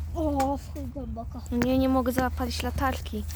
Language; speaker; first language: Polish; native; Polish